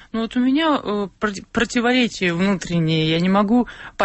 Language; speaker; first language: Russian; native; Russian